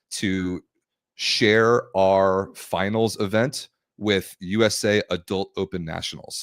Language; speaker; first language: English; native; English